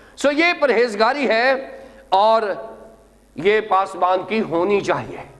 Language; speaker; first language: Urdu; non-native, local second language; Punjabi